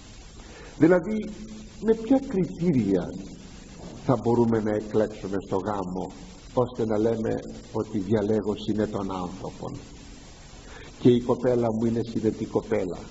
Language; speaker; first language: Greek; native; Greek